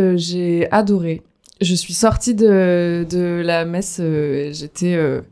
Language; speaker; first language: French; native; French